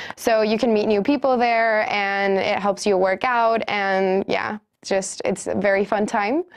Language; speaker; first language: English; non-native, fluent; Spanish